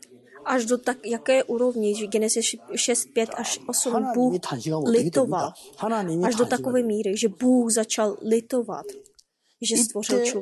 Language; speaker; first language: Czech; non-native, fluent; Korean